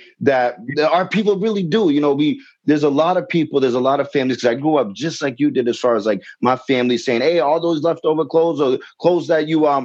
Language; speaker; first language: English; native; English